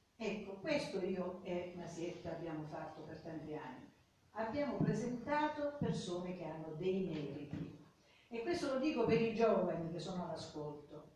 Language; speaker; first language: Italian; native; Italian